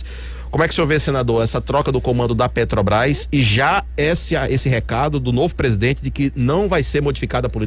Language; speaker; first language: Portuguese; native; Portuguese